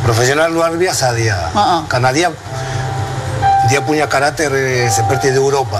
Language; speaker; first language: Indonesian; non-native, fluent; Spanish